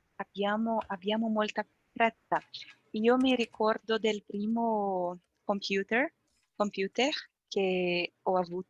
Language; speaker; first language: Italian; non-native, learner; Portuguese